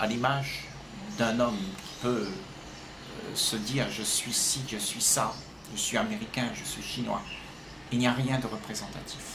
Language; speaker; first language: French; native; French